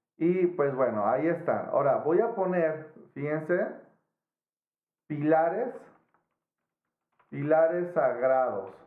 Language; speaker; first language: Spanish; native; Spanish